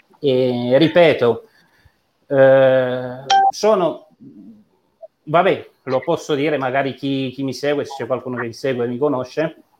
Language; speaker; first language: Italian; non-native, fluent; Romanian